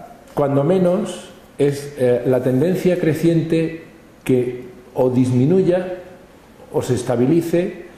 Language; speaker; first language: Spanish; native; Spanish